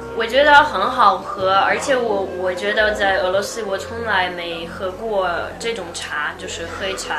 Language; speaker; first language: Chinese; non-native, fluent; Russian